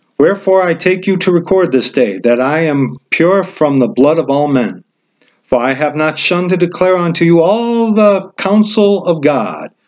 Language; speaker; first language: English; native; English